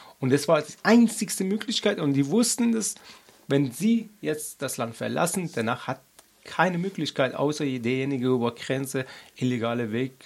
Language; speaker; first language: German; non-native, learner; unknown